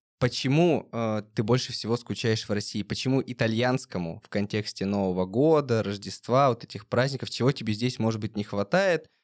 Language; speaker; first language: Russian; native; Russian